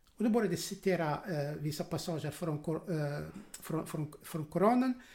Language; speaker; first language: Swedish; non-native, fluent; Arabic